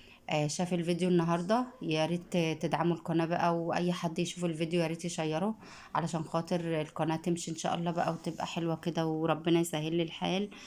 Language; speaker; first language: Arabic; native; Arabic